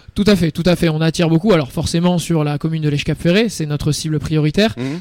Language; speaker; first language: French; native; French